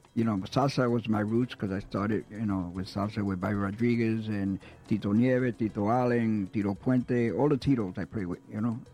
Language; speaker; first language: English; native; English